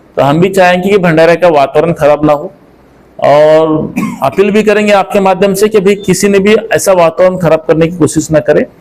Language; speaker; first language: Hindi; non-native, local second language; Marathi